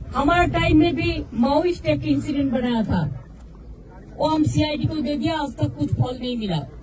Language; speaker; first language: Hindi; non-native, local second language; Bangla